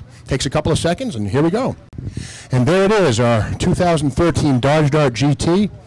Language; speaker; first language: English; native; English